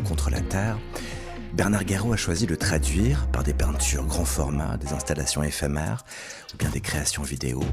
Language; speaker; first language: French; native; French